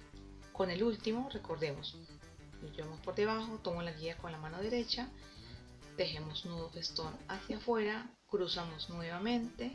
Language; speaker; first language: Spanish; native; Spanish